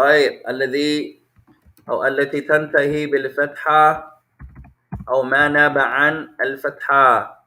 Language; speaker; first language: Arabic; non-native, fluent; English